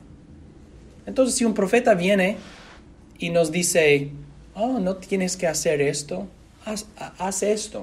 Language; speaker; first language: Spanish; non-native, fluent; English